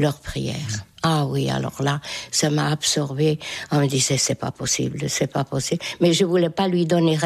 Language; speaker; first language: French; non-native, fluent; Hungarian